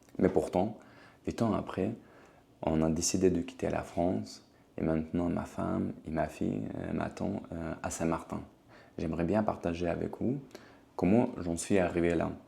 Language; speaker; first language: French; non-native, fluent; Ukrainian